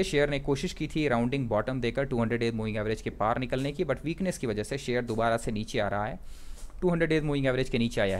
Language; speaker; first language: Hindi; native; Hindi